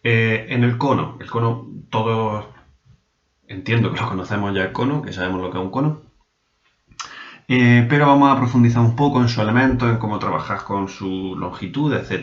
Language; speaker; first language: Spanish; native; Spanish